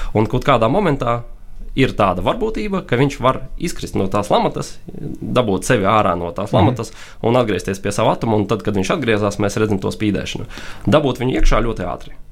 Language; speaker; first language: Latvian; non-native, local second language; Russian